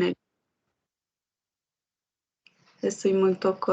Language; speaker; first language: Portuguese; non-native, learner; Spanish